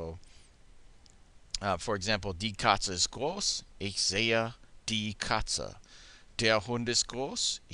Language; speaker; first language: German; non-native, fluent; English